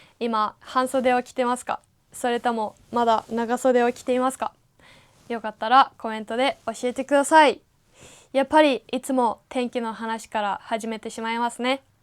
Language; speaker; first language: Japanese; native; Japanese